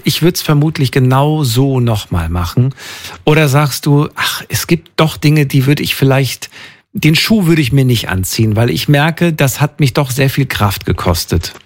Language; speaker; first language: German; native; German